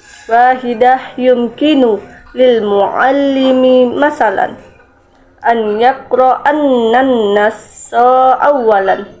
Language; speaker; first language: Arabic; non-native, learner; Indonesian